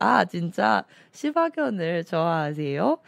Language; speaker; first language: Korean; non-native, fluent; Chinese